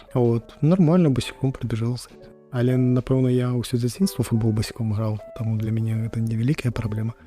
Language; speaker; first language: Belarusian; non-native, local second language; Russian